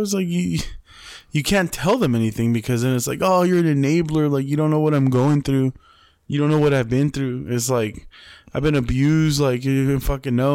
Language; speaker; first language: English; early bilingual, other home language; Spanish